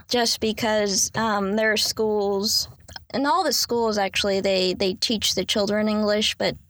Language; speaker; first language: English; native; English